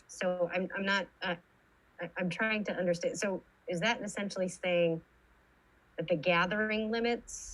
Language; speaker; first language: English; native; English